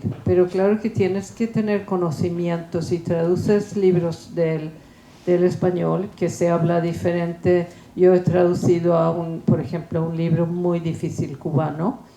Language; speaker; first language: Spanish; non-native, fluent; Swedish